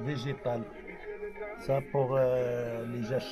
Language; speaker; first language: French; non-native, local second language; Arabic